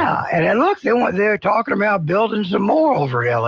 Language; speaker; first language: English; native; English